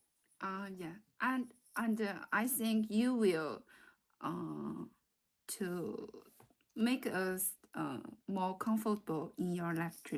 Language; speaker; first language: English; non-native, learner; Chinese